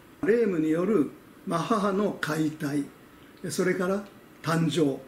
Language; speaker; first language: Japanese; native; Japanese